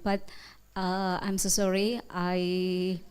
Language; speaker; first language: English; non-native, learner; Indonesian